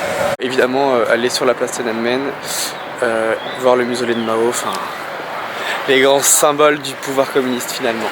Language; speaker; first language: French; native; French